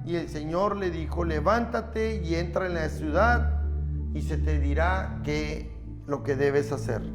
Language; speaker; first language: Spanish; native; Spanish